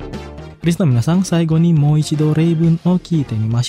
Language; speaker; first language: Japanese; non-native, fluent; Indonesian